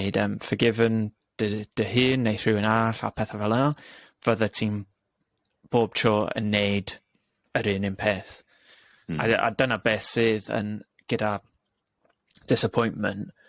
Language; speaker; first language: Welsh; non-native, local second language; English